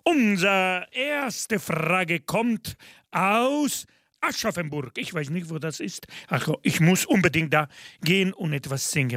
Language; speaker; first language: German; non-native, fluent; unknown